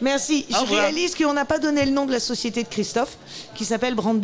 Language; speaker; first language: French; native; French